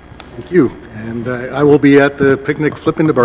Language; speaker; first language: English; native; English